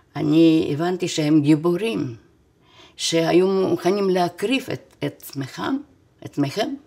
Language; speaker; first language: Hebrew; non-native, fluent; Russian